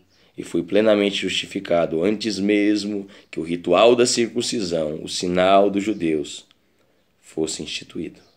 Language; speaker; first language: Portuguese; native; Portuguese